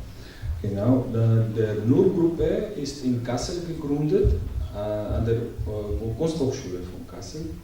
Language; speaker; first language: German; non-native, learner; Georgian